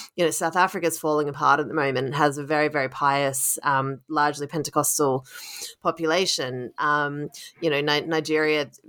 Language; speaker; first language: English; native; English